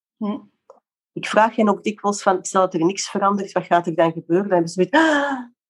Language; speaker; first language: Dutch; native; Dutch